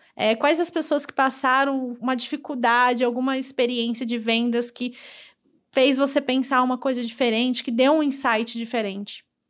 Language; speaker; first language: Portuguese; native; Portuguese